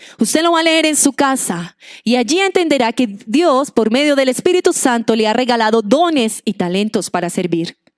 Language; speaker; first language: Spanish; non-native, local second language; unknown